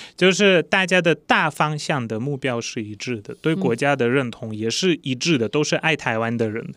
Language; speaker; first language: Chinese; non-native, fluent; Polish